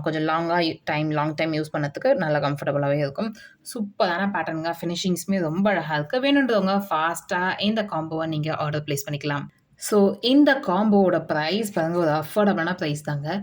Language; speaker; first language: Tamil; native; Tamil